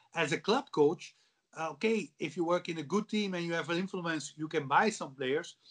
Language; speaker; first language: English; non-native, fluent; Dutch